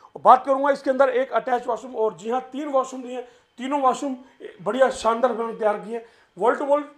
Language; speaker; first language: Hindi; native; Hindi